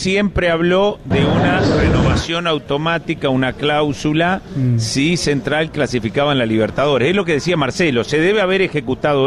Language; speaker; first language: Spanish; native; Spanish